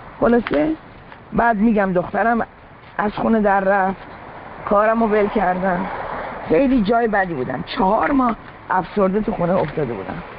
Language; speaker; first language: Persian; early bilingual, heritage; Persian